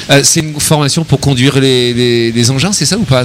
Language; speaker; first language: French; native; French